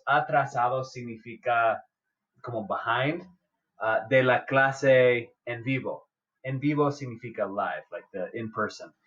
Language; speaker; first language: Spanish; non-native, fluent; English